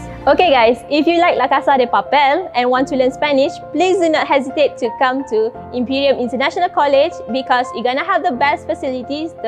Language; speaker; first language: English; non-native, local second language; Malay